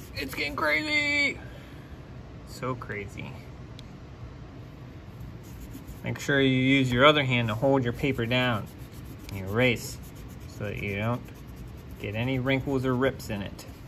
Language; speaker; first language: English; native; English